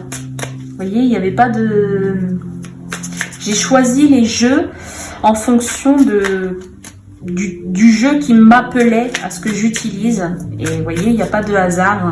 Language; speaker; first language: French; native; French